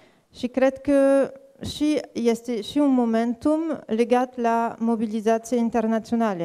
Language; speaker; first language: Romanian; non-native, fluent; French